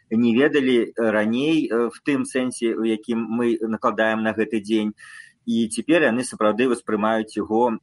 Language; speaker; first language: Belarusian; non-native, local second language; Russian